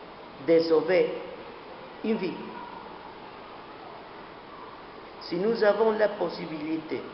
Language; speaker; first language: French; non-native, learner; Spanish